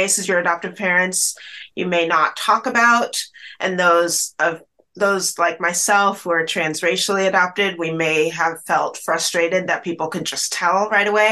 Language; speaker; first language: English; native; English